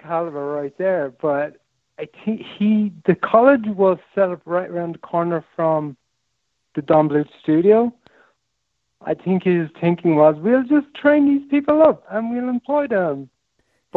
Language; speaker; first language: English; native; English